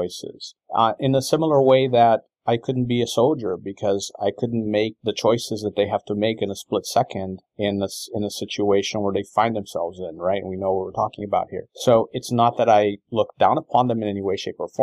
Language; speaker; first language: English; non-native, fluent; Portuguese